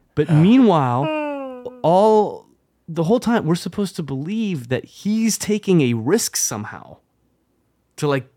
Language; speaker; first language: English; early bilingual, other home language; French